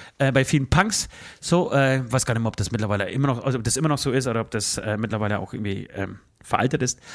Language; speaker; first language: German; early bilingual, other home language; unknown